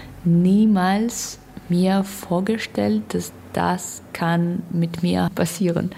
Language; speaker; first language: German; non-native, learner; Russian